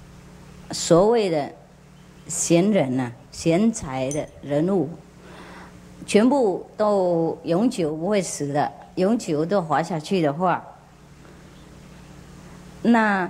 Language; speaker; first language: Chinese; non-native, fluent; Vietnamese